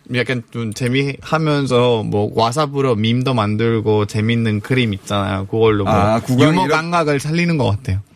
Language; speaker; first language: Korean; non-native, fluent; Spanish